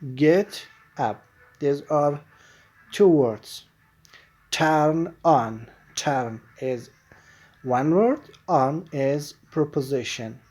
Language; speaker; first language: English; non-native, fluent; Persian